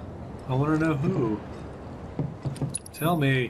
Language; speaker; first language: English; native; English